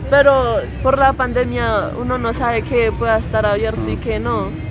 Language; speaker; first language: Spanish; native; Spanish